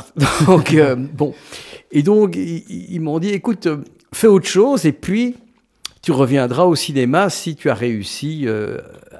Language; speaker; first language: French; native; French